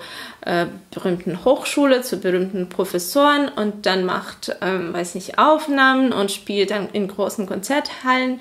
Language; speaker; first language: German; non-native, fluent; Azerbaijani